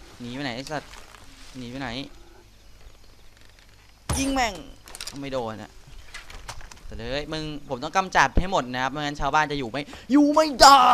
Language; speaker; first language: Thai; native; Thai